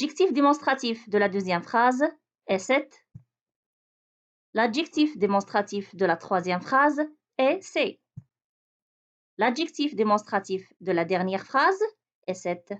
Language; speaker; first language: French; non-native, local second language; Arabic